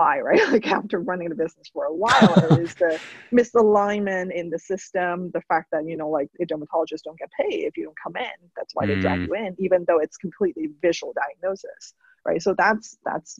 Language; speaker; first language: English; non-native, local second language; Cantonese